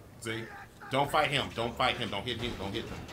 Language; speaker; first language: English; native; English